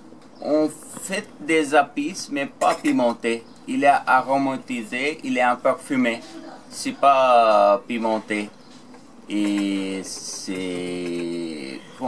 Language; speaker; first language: French; non-native, learner; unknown